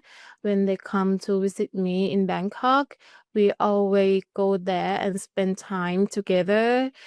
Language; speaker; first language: English; non-native, learner; Thai